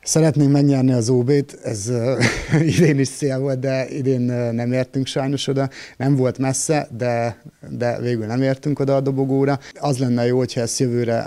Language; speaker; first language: Hungarian; native; Hungarian